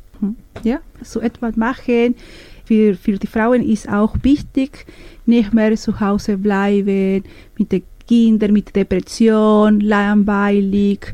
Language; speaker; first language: German; non-native, learner; Spanish